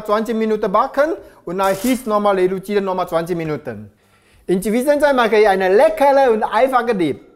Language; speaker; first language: German; non-native, learner; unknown